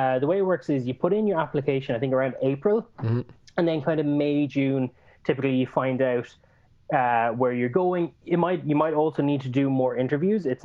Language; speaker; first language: English; native; English